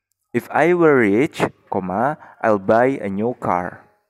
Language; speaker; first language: English; non-native, fluent; Indonesian